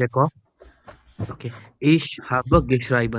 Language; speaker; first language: German; non-native, learner; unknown